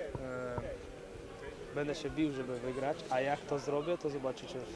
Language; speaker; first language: Polish; early bilingual, other home language; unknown